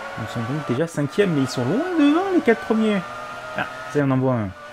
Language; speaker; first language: French; native; French